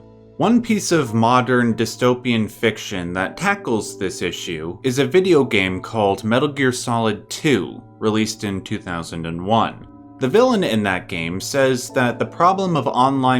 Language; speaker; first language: English; native; English